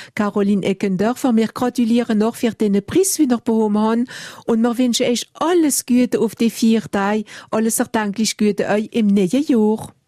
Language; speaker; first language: German; non-native, local second language; French